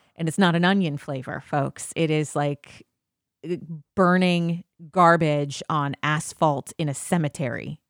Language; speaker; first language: English; native; English